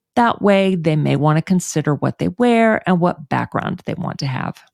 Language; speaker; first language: English; native; English